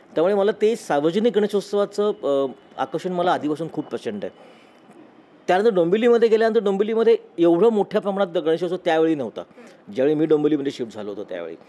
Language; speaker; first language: Marathi; native; Marathi